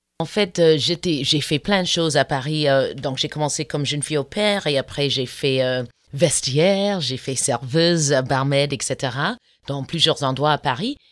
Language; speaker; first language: French; non-native, fluent; English